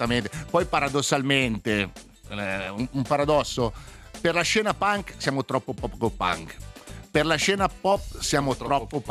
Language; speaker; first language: Italian; native; Italian